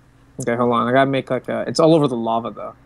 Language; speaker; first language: English; native; English